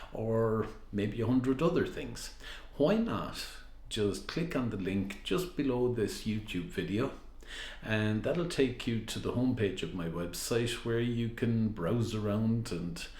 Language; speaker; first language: English; native; English